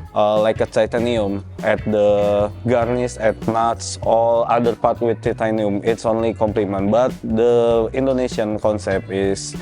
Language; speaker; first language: English; non-native, learner; Indonesian